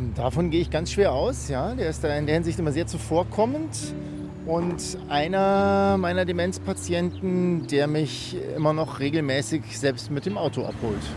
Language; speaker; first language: German; native; German